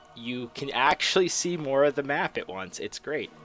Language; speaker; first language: English; native; English